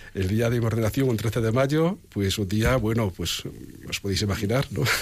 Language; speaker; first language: Spanish; native; Spanish